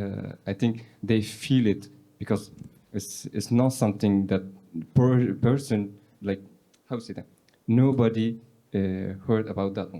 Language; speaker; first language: English; non-native, learner; Persian